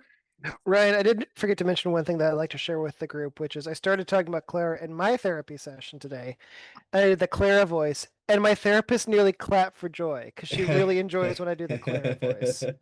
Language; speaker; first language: English; native; English